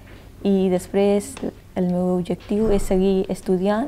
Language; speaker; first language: Catalan; non-native, fluent; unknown